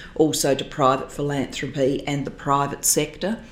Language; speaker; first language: English; native; English